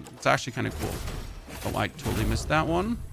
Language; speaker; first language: English; non-native, fluent; German